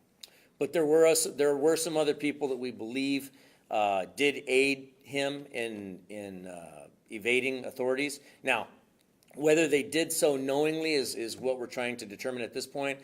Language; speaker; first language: English; native; English